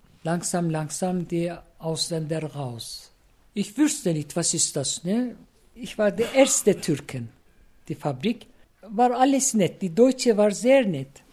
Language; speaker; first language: German; non-native, learner; Turkish